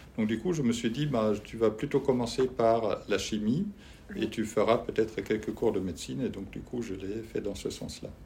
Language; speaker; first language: French; non-native, fluent; German